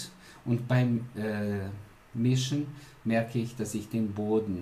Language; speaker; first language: German; non-native, fluent; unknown